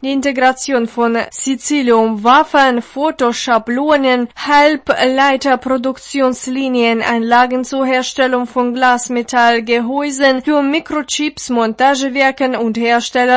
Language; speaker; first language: German; non-native, fluent; Russian